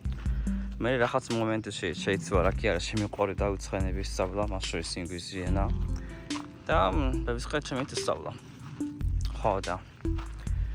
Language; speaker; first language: Georgian; non-native, learner; Japanese